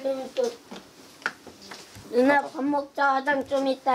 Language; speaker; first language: Korean; early bilingual, other home language; Mongolian